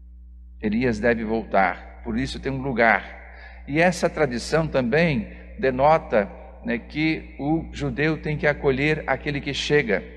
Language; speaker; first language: Portuguese; native; Portuguese